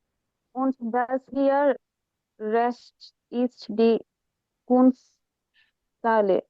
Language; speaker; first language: German; non-native, learner; Bangla